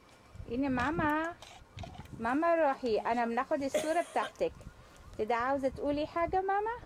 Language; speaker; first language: Arabic; native; Arabic